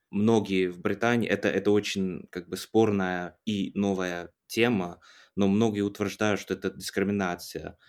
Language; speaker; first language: Russian; non-native, fluent; English